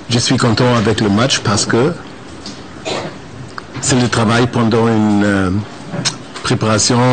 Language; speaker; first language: French; non-native, fluent; German